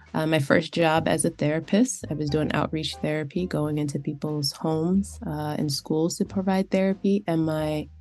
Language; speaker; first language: English; native; English